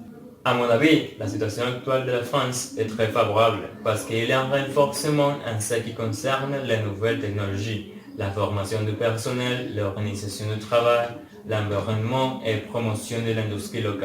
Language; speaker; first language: French; non-native, learner; Spanish